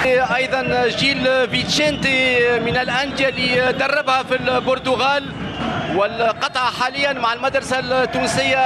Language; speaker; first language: Arabic; native; Arabic